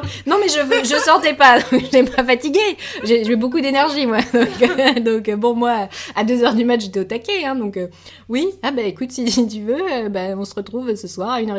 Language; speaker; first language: French; native; French